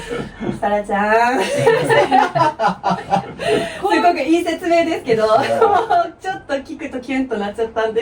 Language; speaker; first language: Japanese; non-native, fluent; English